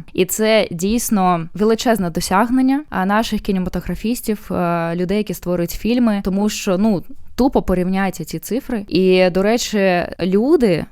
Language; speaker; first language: Ukrainian; non-native, local second language; Russian